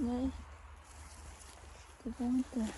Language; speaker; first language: Swedish; non-native, learner; Thai